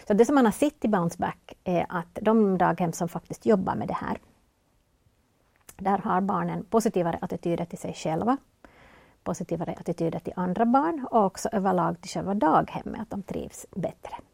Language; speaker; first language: Swedish; native; Swedish